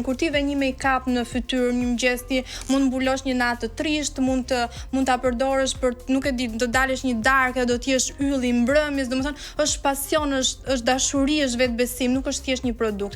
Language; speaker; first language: Albanian; native; Albanian